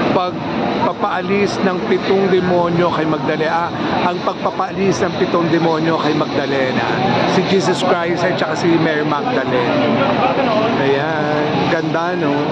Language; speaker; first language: Filipino; native; Filipino